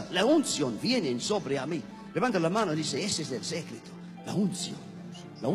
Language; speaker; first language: Spanish; non-native, learner; English